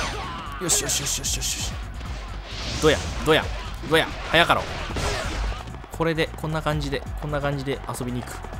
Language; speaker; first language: Japanese; native; Japanese